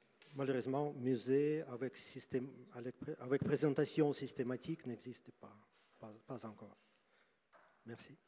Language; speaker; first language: French; non-native, learner; Ukrainian